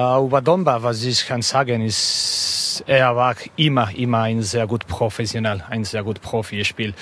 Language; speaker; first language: German; non-native, learner; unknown